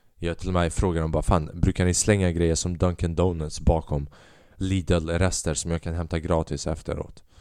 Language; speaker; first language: Swedish; early bilingual, other home language; Albanian